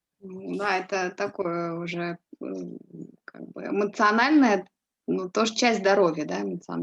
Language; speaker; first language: Russian; native; Russian